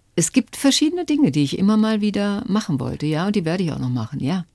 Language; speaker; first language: German; native; German